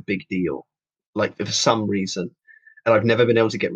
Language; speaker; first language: English; native; English